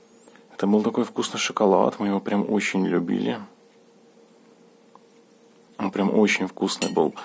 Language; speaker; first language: Russian; native; Russian